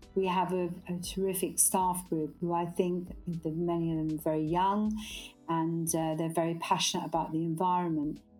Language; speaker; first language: English; native; English